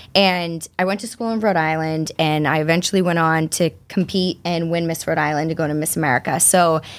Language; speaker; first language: English; native; English